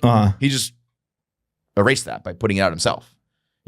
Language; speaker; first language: English; native; English